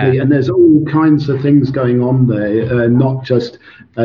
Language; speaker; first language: English; non-native, local second language; Swedish